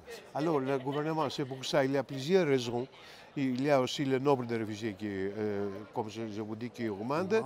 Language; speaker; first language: French; non-native, fluent; Greek